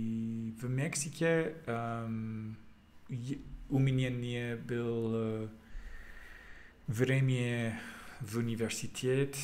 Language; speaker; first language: Russian; non-native, learner; English